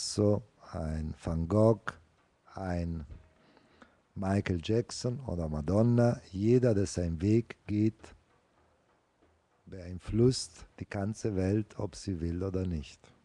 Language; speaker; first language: German; non-native, fluent; Italian